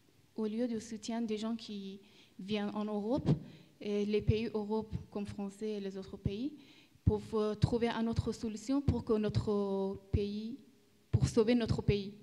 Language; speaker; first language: French; early bilingual, other home language; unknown